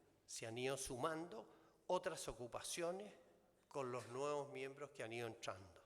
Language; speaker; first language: Spanish; native; Spanish